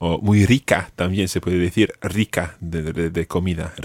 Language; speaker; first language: Spanish; non-native, fluent; English